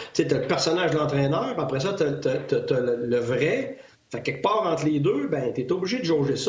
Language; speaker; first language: French; native; French